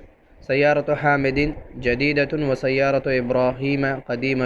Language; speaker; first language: Arabic; non-native, fluent; Urdu